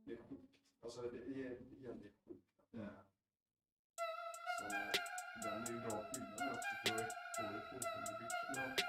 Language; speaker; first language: Swedish; native; Swedish